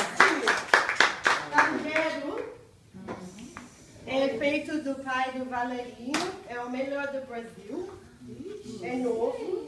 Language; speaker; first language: Portuguese; non-native, learner; English